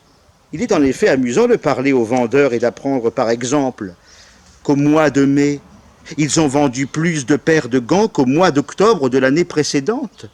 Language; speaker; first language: French; native; French